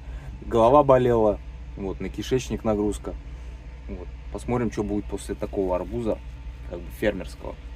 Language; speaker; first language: Russian; native; Russian